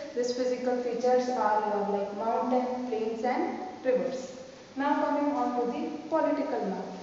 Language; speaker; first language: English; non-native, local second language; Hindi